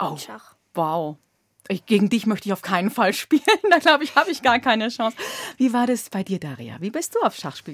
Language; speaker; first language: German; native; German